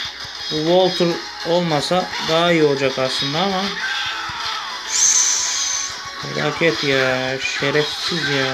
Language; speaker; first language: Turkish; native; Turkish